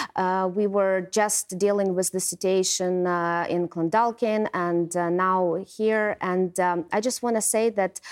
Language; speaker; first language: English; non-native, fluent; Ukrainian